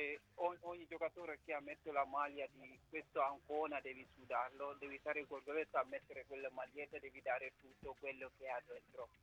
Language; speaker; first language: Italian; non-native, fluent; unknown